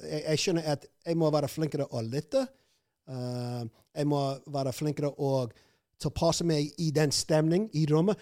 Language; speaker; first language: Norwegian; non-native, fluent; English